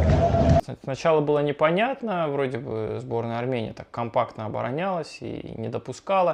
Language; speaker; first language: Russian; native; Russian